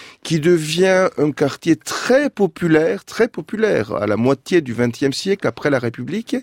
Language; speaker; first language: French; non-native, fluent; Turkish